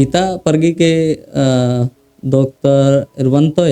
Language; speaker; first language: Indonesian; non-native, learner; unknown